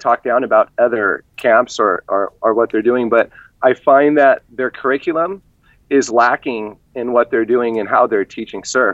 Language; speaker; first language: English; native; English